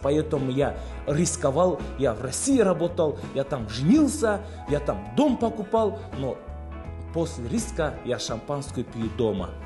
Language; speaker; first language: Russian; non-native, local second language; Kyrgyz